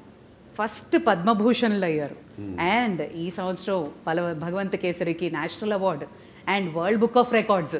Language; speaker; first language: Telugu; native; Telugu